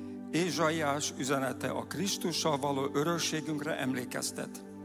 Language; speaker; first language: Hungarian; early bilingual, heritage; Hungarian